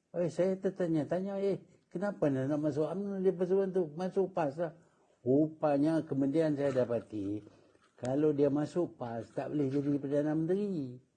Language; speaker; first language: Malay; native; Malay